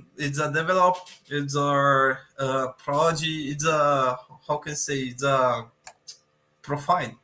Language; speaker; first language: English; non-native, learner; Portuguese